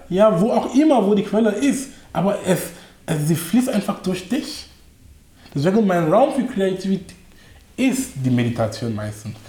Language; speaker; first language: German; non-native, fluent; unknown